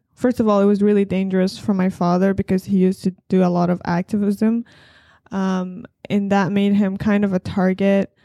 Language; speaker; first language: English; non-native, fluent; Persian